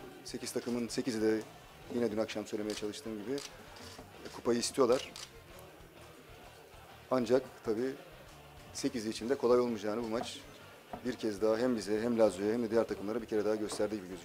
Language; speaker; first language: Turkish; native; Turkish